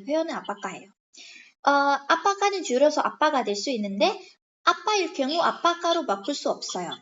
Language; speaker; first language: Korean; non-native, fluent; Indonesian